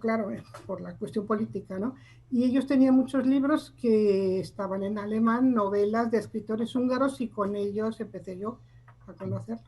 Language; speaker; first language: Spanish; native; Spanish